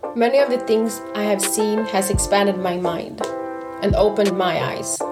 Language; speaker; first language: English; non-native, fluent; Swedish